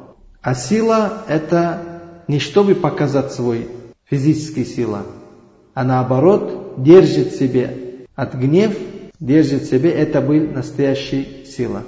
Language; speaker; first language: Russian; non-native, learner; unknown